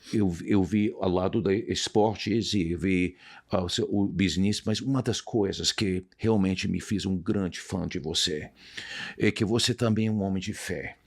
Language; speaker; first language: Portuguese; non-native, fluent; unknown